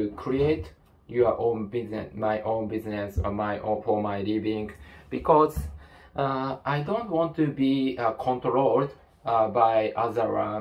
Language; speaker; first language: English; non-native, learner; Japanese